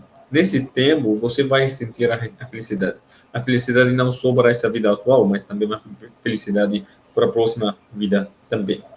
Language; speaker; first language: Portuguese; non-native, learner; Arabic